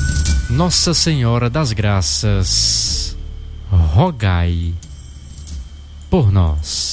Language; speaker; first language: Portuguese; native; Portuguese